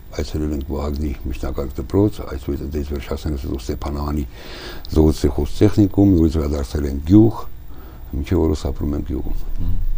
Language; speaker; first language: Armenian; native; Armenian